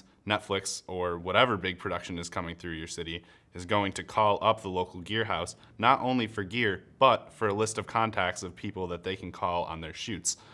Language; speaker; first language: English; native; English